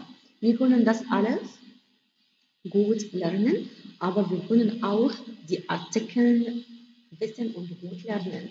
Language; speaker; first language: German; non-native, fluent; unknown